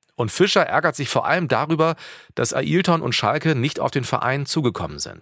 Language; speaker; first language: German; native; German